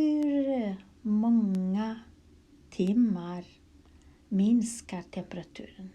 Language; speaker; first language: Swedish; non-native, fluent; Kurdish